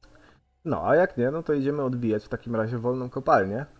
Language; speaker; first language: Polish; native; Polish